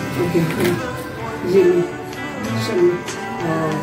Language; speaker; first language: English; non-native, learner; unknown